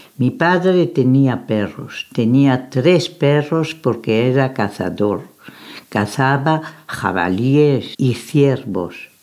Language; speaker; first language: Spanish; native; Spanish